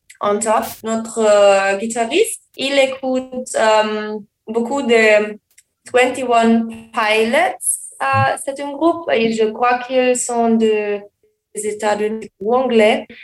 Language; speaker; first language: French; non-native, learner; German